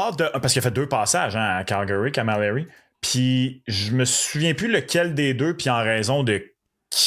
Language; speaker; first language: French; native; French